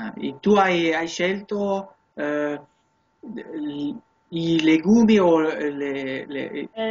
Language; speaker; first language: Italian; non-native, learner; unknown